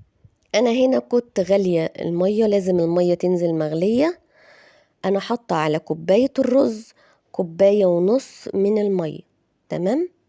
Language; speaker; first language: Arabic; native; Arabic